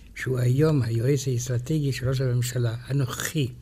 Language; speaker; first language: Hebrew; non-native, fluent; French